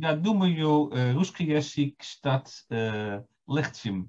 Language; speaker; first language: Russian; non-native, fluent; Dutch